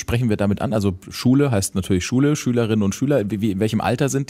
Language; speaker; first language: German; native; German